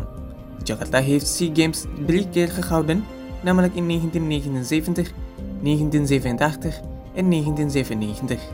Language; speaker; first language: Dutch; non-native, fluent; Indonesian